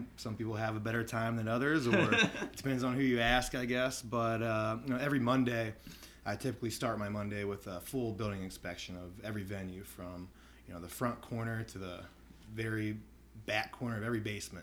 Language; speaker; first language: English; native; English